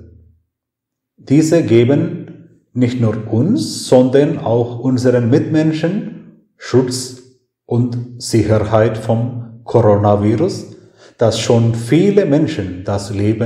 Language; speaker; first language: German; non-native, fluent; Malayalam